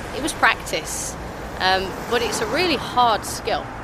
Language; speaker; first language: English; native; English